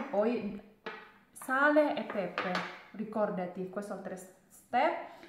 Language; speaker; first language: Italian; non-native, learner; Indonesian